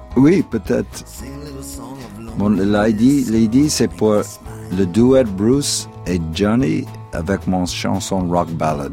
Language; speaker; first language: French; non-native, fluent; English